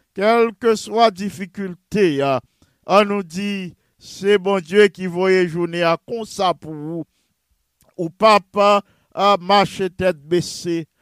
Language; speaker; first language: French; non-native, local second language; Haitian Creole